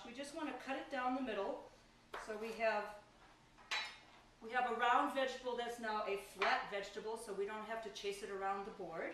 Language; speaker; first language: English; native; English